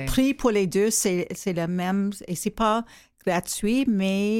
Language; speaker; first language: French; non-native, learner; English